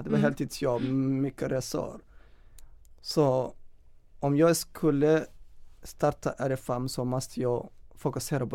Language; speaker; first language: Swedish; non-native, fluent; Somali